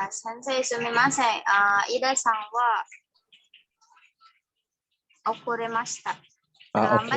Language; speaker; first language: Japanese; non-native, learner; Indonesian